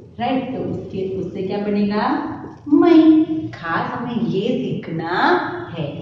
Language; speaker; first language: Hindi; non-native, local second language; Gujarati